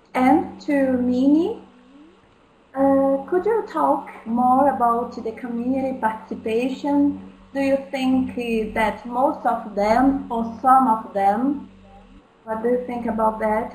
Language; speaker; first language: English; non-native, fluent; Portuguese